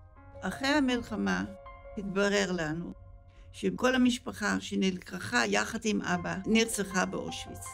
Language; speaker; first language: Hebrew; early bilingual, other home language; Dutch